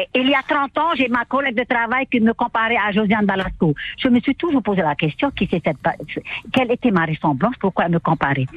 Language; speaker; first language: French; native; French